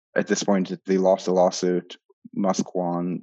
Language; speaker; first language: English; non-native, fluent; Hebrew